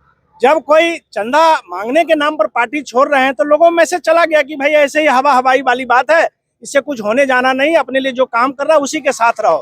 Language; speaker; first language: Hindi; native; Hindi